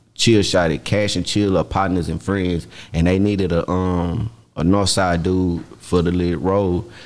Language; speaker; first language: English; native; English